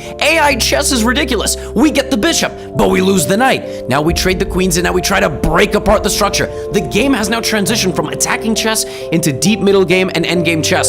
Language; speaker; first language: English; native; English